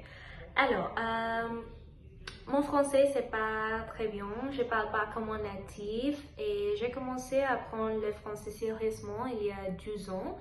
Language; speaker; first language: French; non-native, learner; Telugu